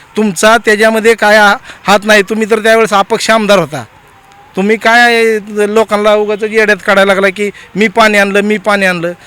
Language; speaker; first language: Marathi; native; Marathi